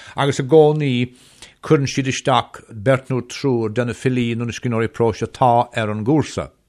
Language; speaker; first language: Irish; native; Irish